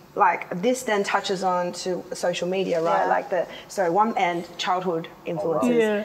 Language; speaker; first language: English; native; English